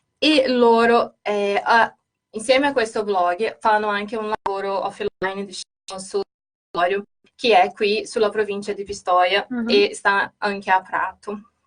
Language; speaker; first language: Italian; non-native, fluent; Portuguese